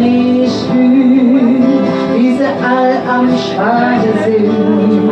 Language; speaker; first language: German; native; German